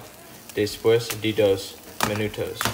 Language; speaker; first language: Spanish; non-native, learner; English